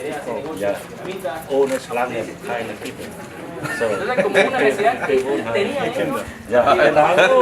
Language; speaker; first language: German; non-native, learner; Vietnamese